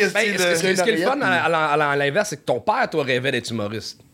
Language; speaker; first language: French; native; French